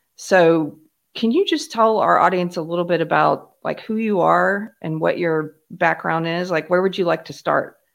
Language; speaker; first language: English; native; English